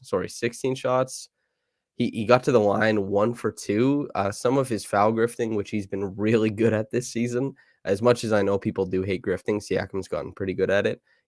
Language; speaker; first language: English; native; English